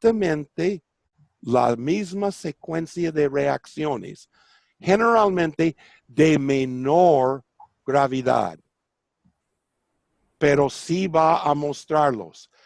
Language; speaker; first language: Spanish; non-native, fluent; English